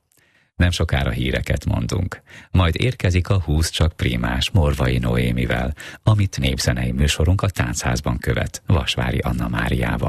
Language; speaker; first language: Hungarian; native; Hungarian